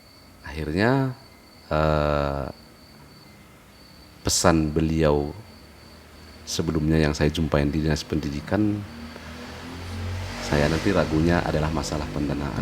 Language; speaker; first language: Indonesian; native; Indonesian